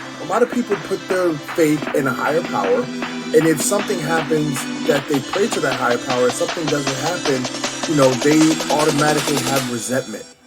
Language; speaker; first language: English; native; English